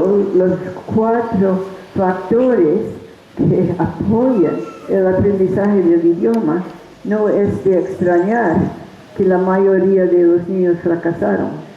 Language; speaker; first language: Spanish; non-native, fluent; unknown